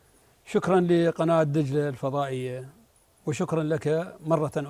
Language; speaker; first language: Arabic; native; Arabic